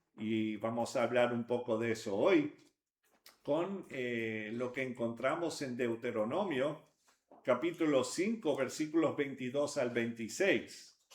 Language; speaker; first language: Spanish; native; Spanish